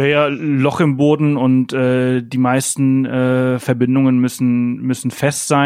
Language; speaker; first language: German; native; German